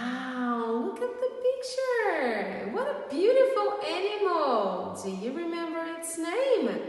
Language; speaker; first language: English; non-native, fluent; Portuguese